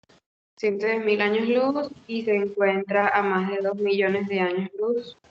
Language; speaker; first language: Spanish; native; Spanish